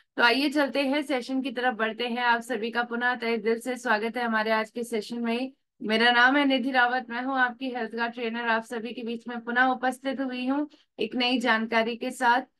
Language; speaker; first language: Hindi; native; Hindi